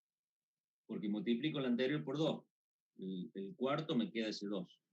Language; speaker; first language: Spanish; native; Spanish